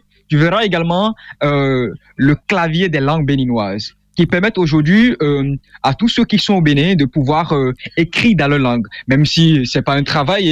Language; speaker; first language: French; non-native, local second language; Fon